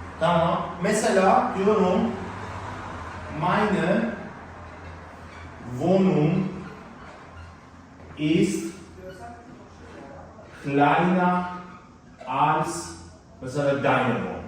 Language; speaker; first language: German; non-native, fluent; Turkish